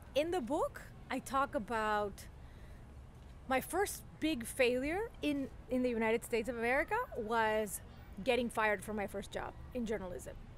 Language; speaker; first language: English; non-native, fluent; Spanish